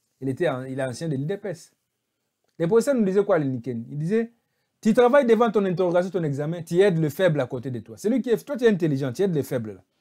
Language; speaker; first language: French; non-native, local second language; Lingala